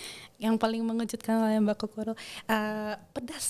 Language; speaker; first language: Indonesian; non-native, fluent; Japanese